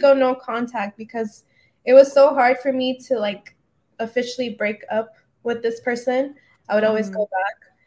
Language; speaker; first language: English; native; English